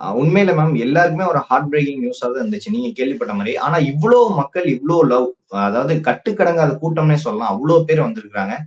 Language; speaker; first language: Tamil; native; Tamil